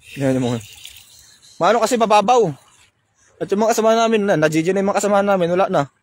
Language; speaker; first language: Filipino; non-native, local second language; Iloko